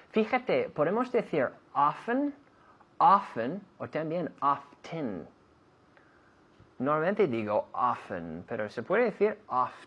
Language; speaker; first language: Spanish; non-native, fluent; English